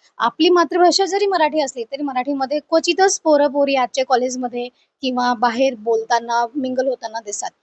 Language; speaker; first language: Marathi; native; Marathi